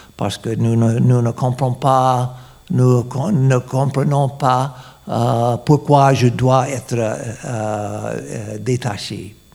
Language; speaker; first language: French; non-native, fluent; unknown